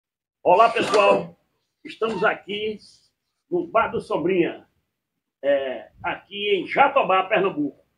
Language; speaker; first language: Portuguese; native; Portuguese